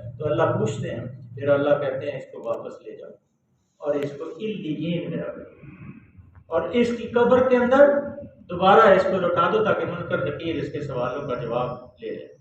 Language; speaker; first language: Urdu; non-native, local second language; Punjabi